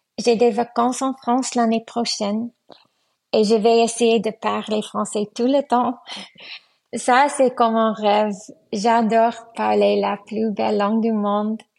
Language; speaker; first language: French; non-native, learner; English